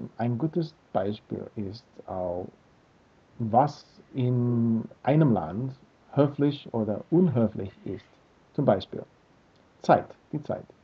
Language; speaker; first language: German; non-native, learner; English